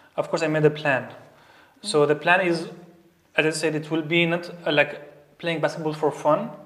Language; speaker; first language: English; non-native, fluent; Arabic